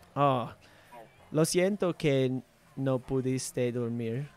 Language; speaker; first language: Spanish; non-native, learner; English